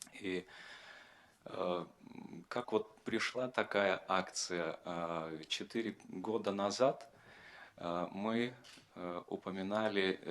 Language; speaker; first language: Russian; non-native, fluent; Lithuanian